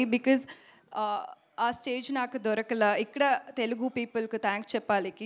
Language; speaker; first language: Telugu; non-native, learner; Tamil